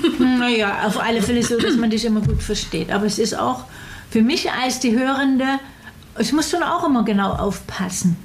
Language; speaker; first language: German; native; German